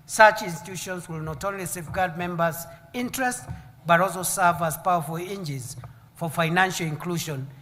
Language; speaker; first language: English; non-native, local second language; Swahili